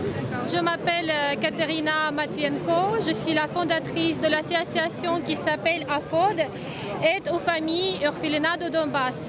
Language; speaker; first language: French; non-native, fluent; Russian